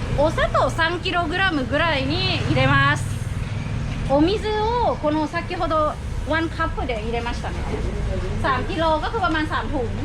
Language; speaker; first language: Japanese; non-native, fluent; Thai